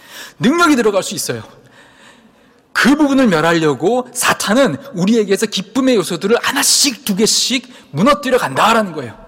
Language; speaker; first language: Korean; native; Korean